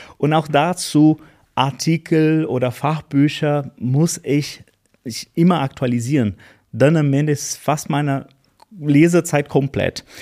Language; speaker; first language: German; non-native, fluent; Portuguese